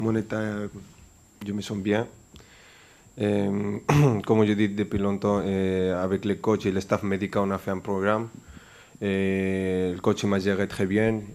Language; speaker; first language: French; non-native, fluent; Spanish